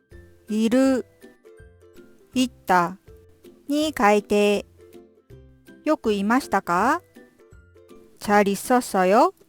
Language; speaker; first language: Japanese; non-native, fluent; Korean